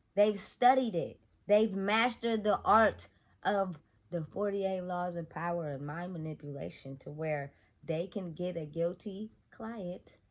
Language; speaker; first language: English; native; English